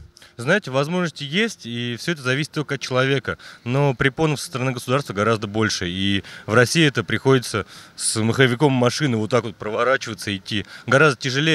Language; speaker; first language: Russian; native; Russian